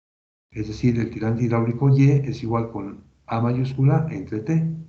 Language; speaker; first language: Spanish; native; Spanish